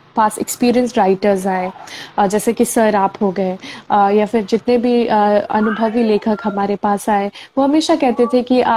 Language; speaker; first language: Hindi; native; Hindi